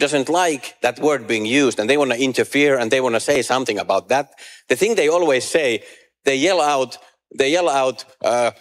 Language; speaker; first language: English; non-native, fluent; Finnish